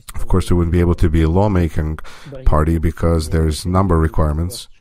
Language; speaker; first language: English; non-native, fluent; Russian